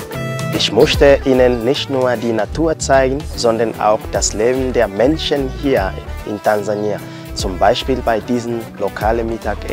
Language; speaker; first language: German; non-native, fluent; Swahili